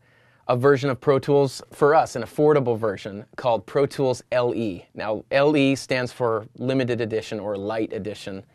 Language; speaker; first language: English; native; English